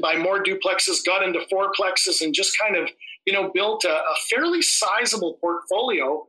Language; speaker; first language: English; native; English